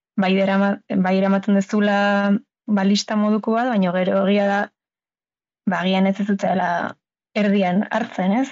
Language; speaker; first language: Basque; native; Basque